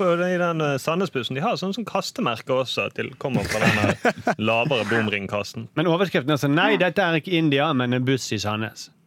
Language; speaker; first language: Norwegian; native; Norwegian